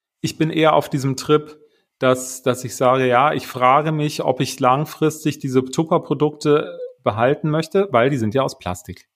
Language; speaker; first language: German; native; German